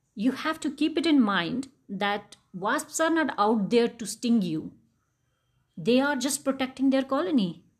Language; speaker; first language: English; non-native, local second language; Dogri